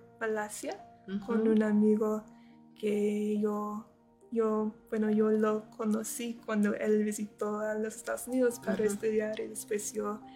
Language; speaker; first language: Spanish; non-native, learner; English